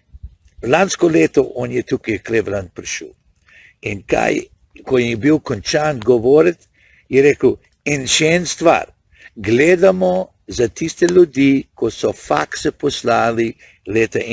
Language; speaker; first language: Slovenian; early bilingual, heritage; Slovenian